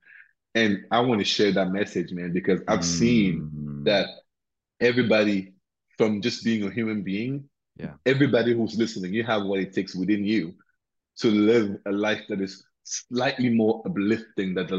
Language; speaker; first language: English; non-native, local second language; French